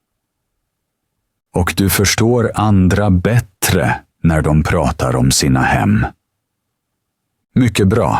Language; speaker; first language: Swedish; native; Swedish